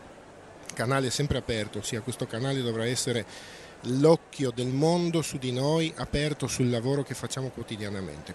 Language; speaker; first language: Italian; native; Italian